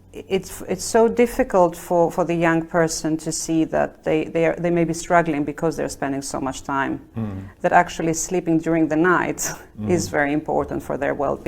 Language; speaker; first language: English; non-native, fluent; Albanian